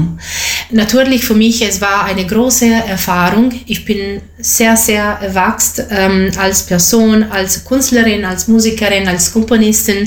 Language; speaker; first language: German; non-native, learner; Italian